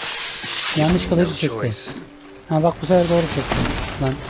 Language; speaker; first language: Turkish; native; Turkish